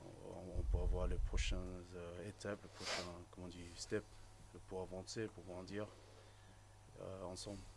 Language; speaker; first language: French; non-native, fluent; English